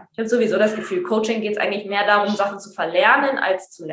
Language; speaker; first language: German; native; German